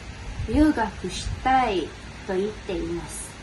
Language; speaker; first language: Japanese; non-native, learner; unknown